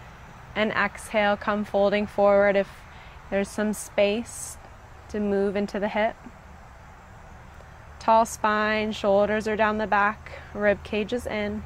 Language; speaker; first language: English; native; English